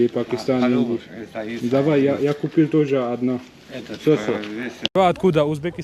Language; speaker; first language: Russian; non-native, learner; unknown